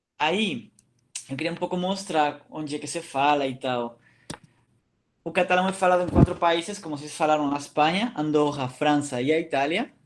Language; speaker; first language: Portuguese; non-native, fluent; Catalan